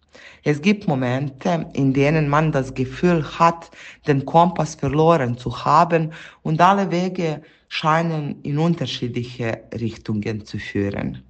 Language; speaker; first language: German; non-native, fluent; Serbian